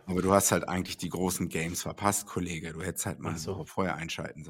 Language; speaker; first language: German; native; German